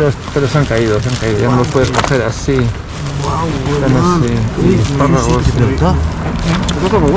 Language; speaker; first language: Spanish; non-native, fluent; Filipino